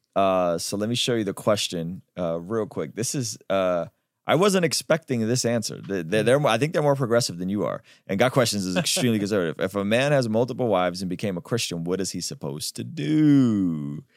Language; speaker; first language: English; early bilingual, other home language; Armenian